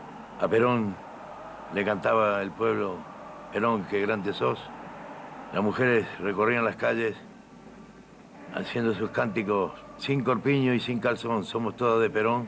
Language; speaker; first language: Spanish; native; Spanish